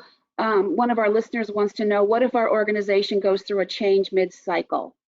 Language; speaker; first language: English; native; English